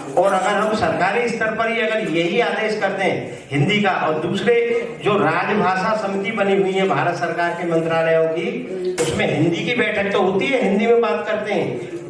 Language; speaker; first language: Hindi; native; Hindi